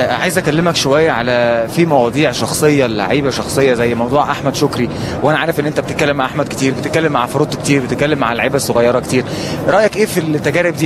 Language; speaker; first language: Arabic; native; Arabic